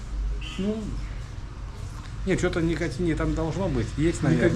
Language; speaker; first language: Russian; native; Russian